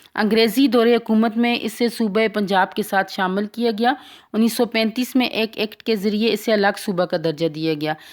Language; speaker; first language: Urdu; non-native, local second language; Pashto